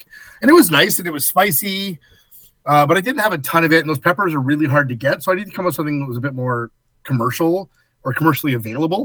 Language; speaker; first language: English; native; English